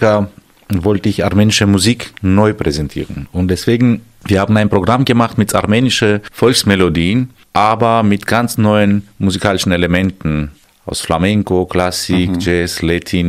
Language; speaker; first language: German; non-native, fluent; Armenian